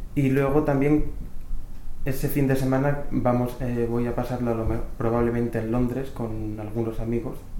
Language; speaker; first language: Spanish; native; Spanish